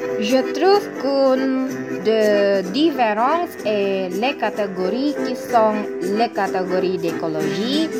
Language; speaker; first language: French; non-native, learner; Indonesian